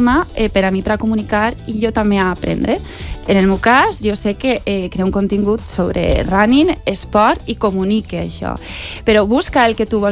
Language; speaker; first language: Catalan; native; Catalan